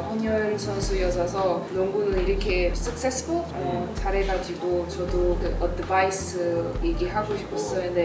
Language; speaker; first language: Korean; non-native, fluent; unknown